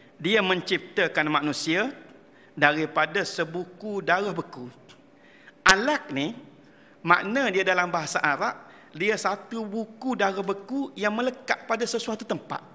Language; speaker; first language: Malay; native; Malay